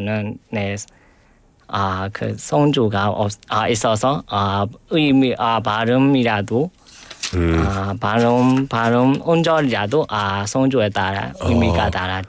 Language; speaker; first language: Korean; non-native, learner; Burmese